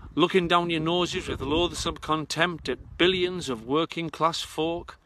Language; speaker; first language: English; native; English